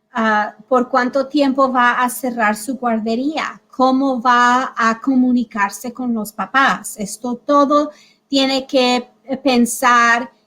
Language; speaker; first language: Spanish; early bilingual, heritage; Spanish